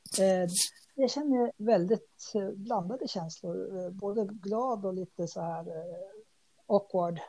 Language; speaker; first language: Swedish; native; Swedish